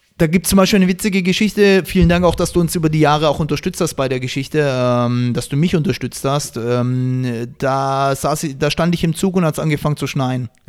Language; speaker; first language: German; native; German